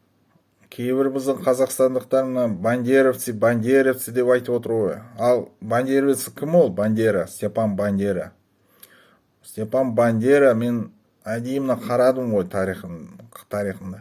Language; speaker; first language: Kazakh; non-native, local second language; Russian